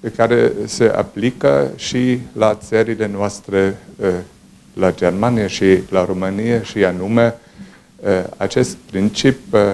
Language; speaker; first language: Romanian; non-native, fluent; German